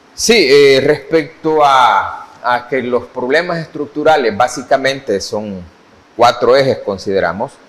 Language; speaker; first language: Spanish; native; Spanish